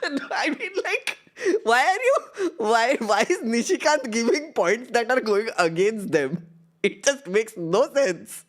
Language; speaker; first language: English; non-native, local second language; Hindi